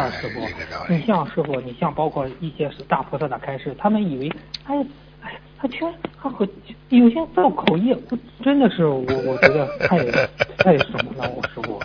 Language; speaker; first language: Chinese; native; Chinese